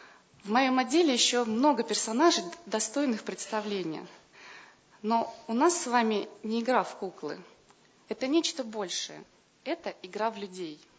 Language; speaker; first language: Russian; native; Russian